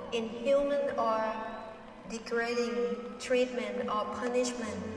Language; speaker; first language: English; native; English